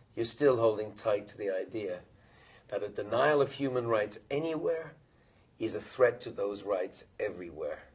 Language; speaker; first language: English; native; English